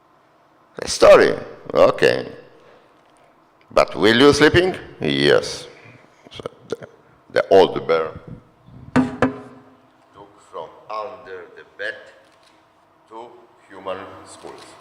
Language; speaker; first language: English; non-native, fluent; Polish